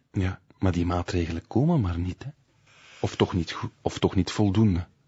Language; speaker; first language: Dutch; native; Dutch